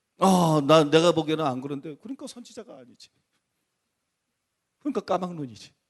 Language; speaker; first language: Korean; native; Korean